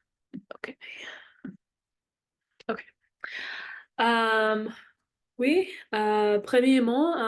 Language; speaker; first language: French; non-native, learner; English